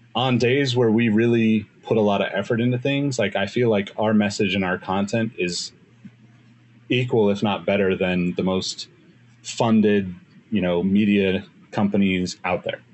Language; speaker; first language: English; native; English